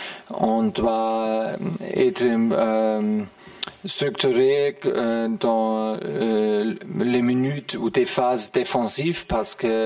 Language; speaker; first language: French; non-native, fluent; German